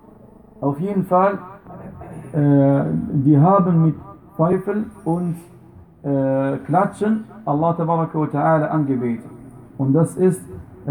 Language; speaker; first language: German; non-native, fluent; Arabic